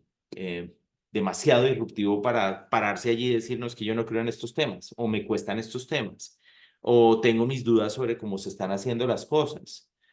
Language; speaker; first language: Spanish; native; Spanish